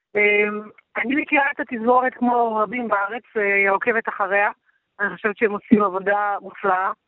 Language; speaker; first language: Hebrew; native; Hebrew